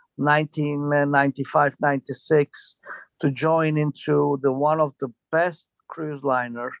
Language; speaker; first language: English; non-native, fluent; Turkish